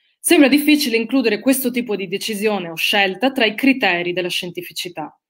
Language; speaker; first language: Italian; native; Italian